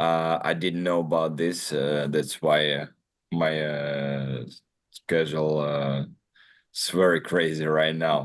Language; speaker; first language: English; non-native, learner; Russian